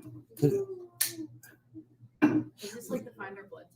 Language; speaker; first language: English; native; English